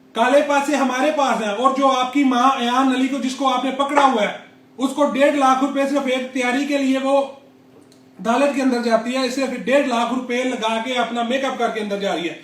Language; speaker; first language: Urdu; non-native, local second language; Punjabi